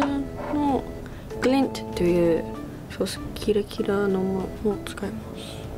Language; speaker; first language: Japanese; non-native, learner; English